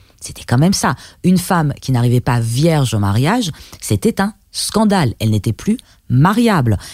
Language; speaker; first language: French; early bilingual, other home language; Persian